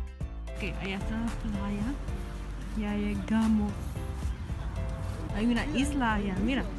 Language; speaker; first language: Spanish; early bilingual, heritage; Spanish